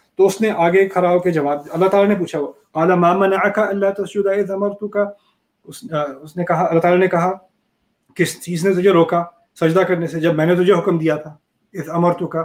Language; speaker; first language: Urdu; early bilingual, heritage; Urdu